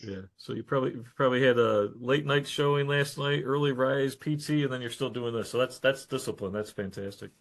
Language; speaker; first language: English; native; English